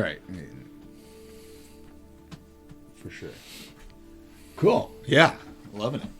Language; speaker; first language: English; native; English